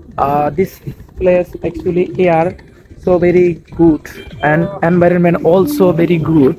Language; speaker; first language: English; non-native, learner; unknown